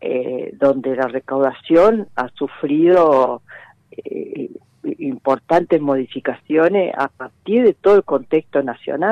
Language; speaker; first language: Spanish; native; Spanish